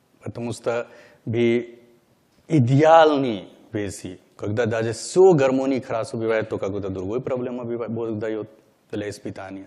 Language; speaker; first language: Russian; non-native, learner; Hindi